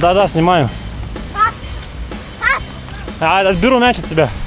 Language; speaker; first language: Russian; non-native, learner; Lithuanian